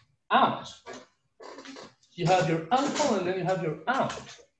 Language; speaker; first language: English; non-native, fluent; Portuguese